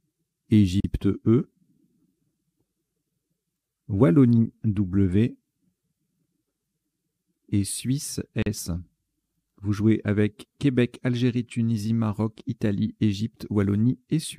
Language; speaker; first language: French; native; French